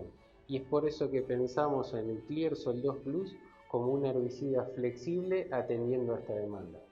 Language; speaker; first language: Spanish; native; Spanish